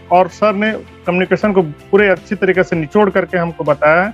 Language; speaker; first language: Hindi; native; Hindi